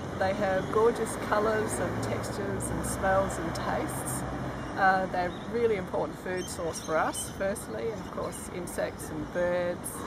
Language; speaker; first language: English; native; English